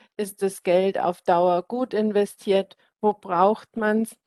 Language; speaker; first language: German; native; German